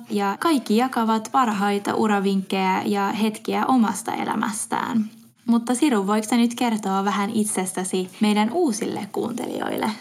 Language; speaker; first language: Finnish; non-native, local second language; Swedish